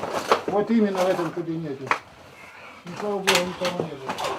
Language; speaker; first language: Russian; native; Russian